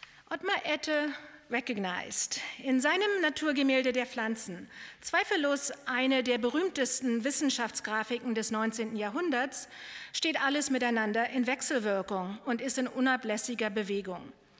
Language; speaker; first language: German; native; German